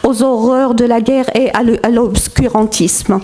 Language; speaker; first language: French; non-native, fluent; Arabic